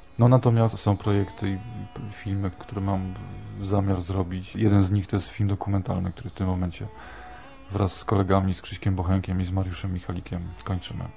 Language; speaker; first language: Polish; native; Polish